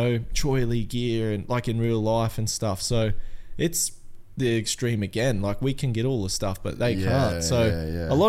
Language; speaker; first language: English; native; English